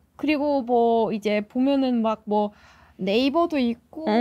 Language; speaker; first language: Korean; non-native, fluent; Ukrainian